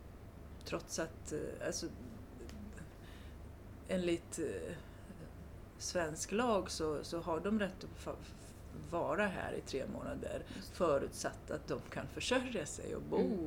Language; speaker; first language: Swedish; non-native, fluent; Romanian